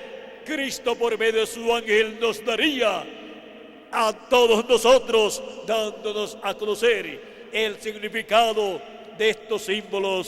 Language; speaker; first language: Spanish; native; Spanish